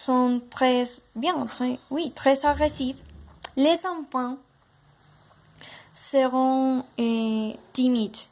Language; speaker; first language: French; non-native, learner; Spanish